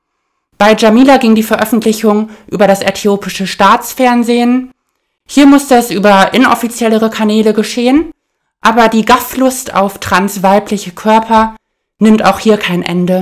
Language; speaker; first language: German; native; German